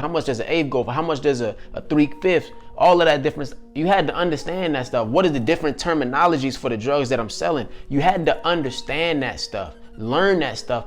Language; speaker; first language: English; native; English